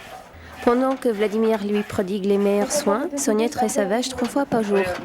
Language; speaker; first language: French; native; French